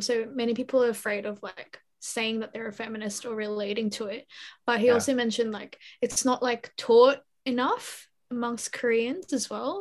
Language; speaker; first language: English; early bilingual, other home language; Korean